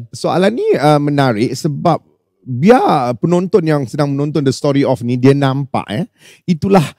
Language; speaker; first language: Malay; native; Malay